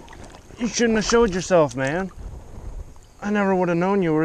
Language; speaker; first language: English; native; English